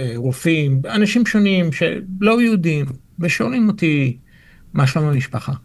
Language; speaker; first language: Hebrew; non-native, fluent; English